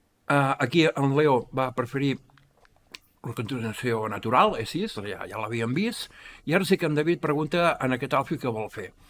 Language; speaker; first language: Catalan; native; Catalan